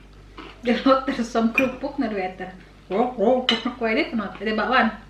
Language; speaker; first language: Swedish; non-native, learner; Indonesian